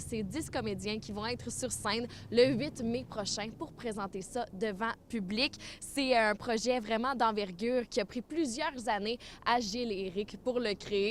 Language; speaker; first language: French; native; French